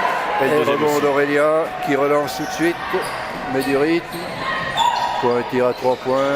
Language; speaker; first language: French; native; French